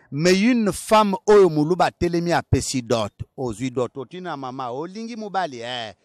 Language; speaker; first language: Lingala; non-native, local second language; Luba-Lulua